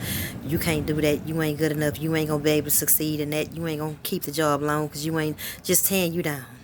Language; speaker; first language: English; native; English